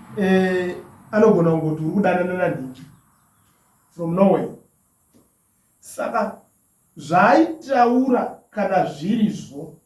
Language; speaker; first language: Shona; native; Shona